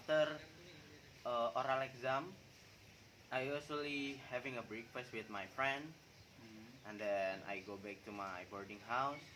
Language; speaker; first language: English; non-native, learner; Indonesian